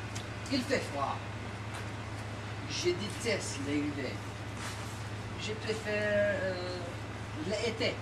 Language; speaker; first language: French; non-native, learner; English